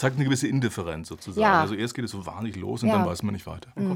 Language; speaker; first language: German; native; German